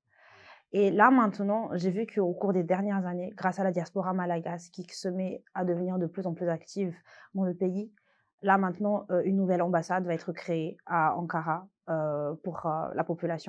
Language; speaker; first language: French; non-native, local second language; Malagasy